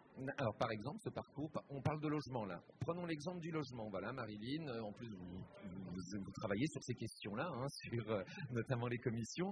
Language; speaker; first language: French; native; French